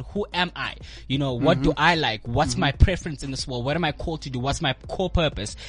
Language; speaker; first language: English; non-native, local second language; Xhosa